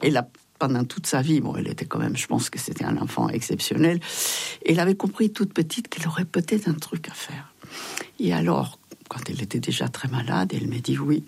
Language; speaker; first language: French; non-native, fluent; Spanish